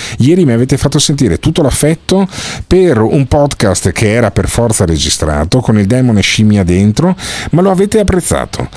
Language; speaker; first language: Italian; native; Italian